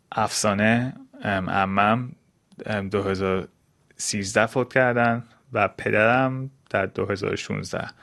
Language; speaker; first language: Persian; early bilingual, heritage; Persian